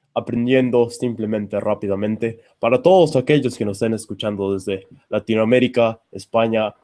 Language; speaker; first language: Spanish; non-native, learner; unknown